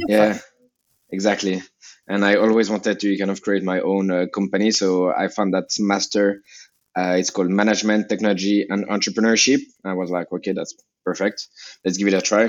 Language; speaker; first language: English; non-native, fluent; French